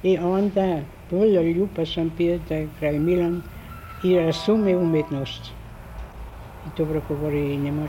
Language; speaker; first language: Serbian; non-native, learner; German